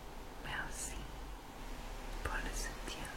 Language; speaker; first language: French; non-native, fluent; English